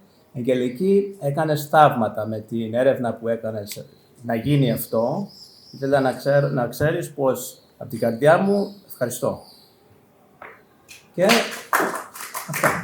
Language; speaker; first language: Greek; non-native, learner; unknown